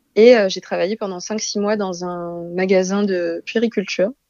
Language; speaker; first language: French; native; French